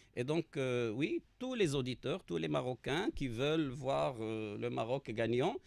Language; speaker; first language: French; non-native, local second language; Arabic